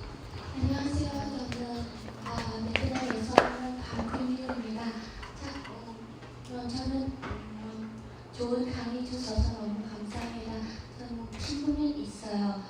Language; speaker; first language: Korean; non-native, learner; Dutch